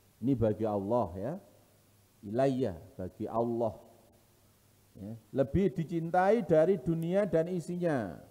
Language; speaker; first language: Indonesian; non-native, local second language; Javanese